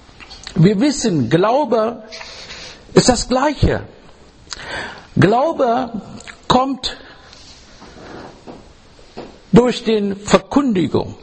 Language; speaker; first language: German; non-native, learner; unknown